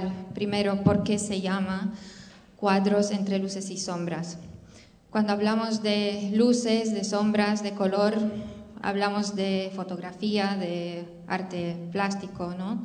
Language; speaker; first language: Spanish; non-native, fluent; Romanian